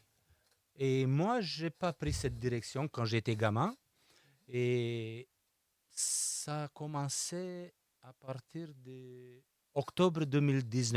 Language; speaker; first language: French; non-native, fluent; Romanian